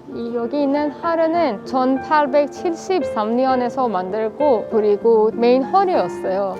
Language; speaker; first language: Korean; non-native, fluent; Persian